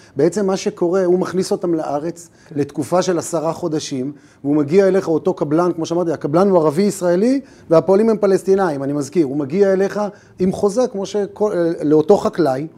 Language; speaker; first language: Hebrew; native; Hebrew